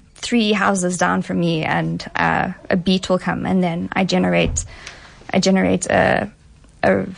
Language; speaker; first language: English; native; English